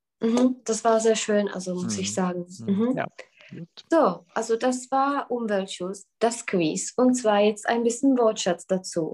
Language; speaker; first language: German; non-native, fluent; Czech